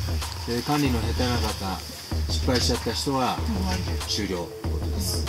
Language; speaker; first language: Japanese; native; Japanese